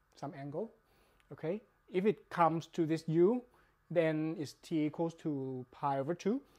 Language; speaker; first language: English; non-native, fluent; Thai